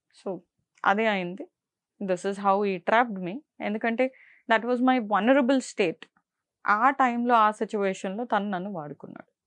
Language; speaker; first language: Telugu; non-native, local second language; Tamil